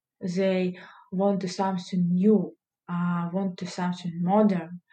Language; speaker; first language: English; non-native, learner; Russian